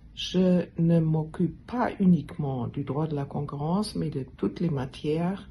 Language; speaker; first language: French; non-native, fluent; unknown